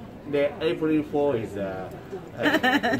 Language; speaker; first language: English; non-native, learner; Japanese